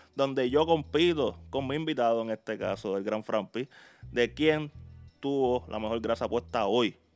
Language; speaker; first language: Spanish; native; Spanish